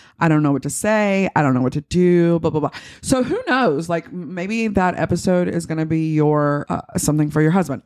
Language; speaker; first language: English; native; English